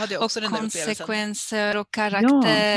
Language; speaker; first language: Swedish; non-native, fluent; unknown